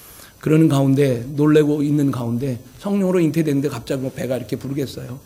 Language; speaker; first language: Korean; native; Korean